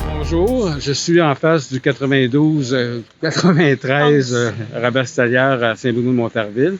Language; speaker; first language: French; native; French